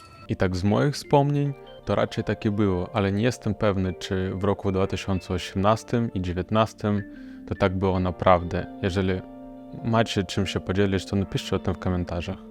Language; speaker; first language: Polish; non-native, fluent; Russian